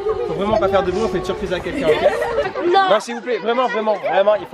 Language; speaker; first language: French; native; French